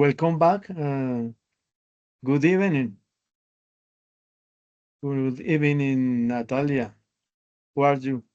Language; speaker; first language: English; non-native, learner; Spanish